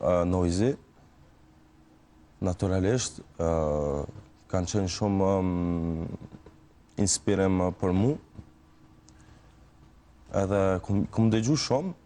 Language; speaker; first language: Albanian; early bilingual, heritage; Albanian